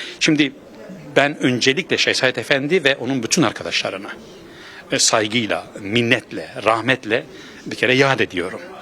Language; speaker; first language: Turkish; non-native, local second language; Kurdish